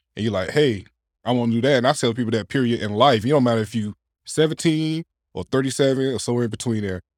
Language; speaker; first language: English; native; English